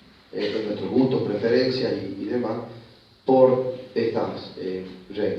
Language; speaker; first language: Spanish; native; Spanish